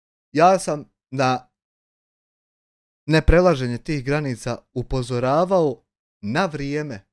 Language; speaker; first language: Bosnian; native; Bosnian